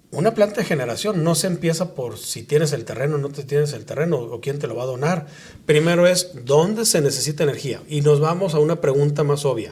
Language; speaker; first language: Spanish; native; Spanish